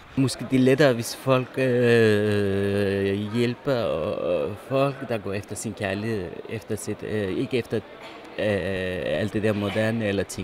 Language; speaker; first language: Danish; non-native, learner; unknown